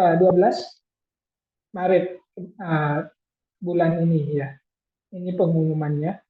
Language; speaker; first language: Indonesian; non-native, fluent; Thai